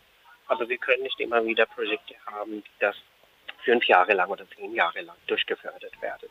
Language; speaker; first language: German; non-native, fluent; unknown